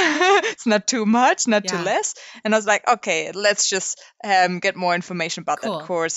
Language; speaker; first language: English; non-native, fluent; German